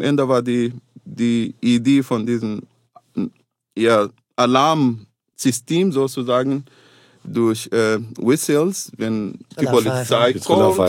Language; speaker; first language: German; non-native, fluent; Arabic